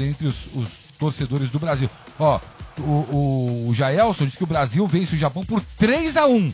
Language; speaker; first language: Portuguese; native; Portuguese